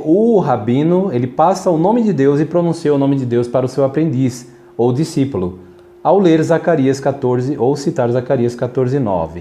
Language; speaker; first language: Portuguese; native; Portuguese